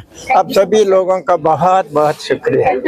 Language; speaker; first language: Hindi; non-native, fluent; Uzbek